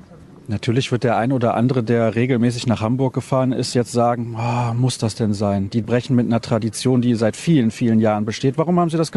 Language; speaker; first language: German; native; German